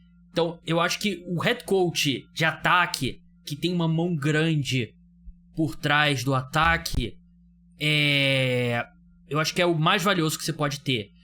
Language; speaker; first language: Portuguese; native; Portuguese